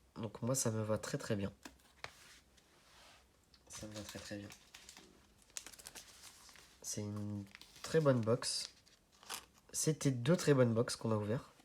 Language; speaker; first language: French; native; French